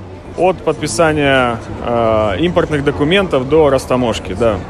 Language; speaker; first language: Russian; native; Russian